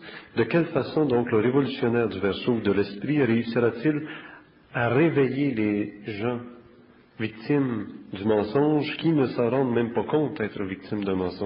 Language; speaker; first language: French; native; French